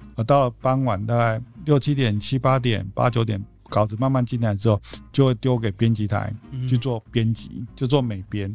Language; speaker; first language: Chinese; native; Chinese